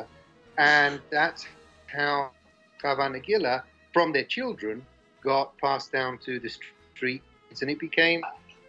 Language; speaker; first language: English; native; English